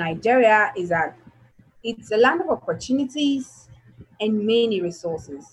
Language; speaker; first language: English; non-native, local second language; Igbo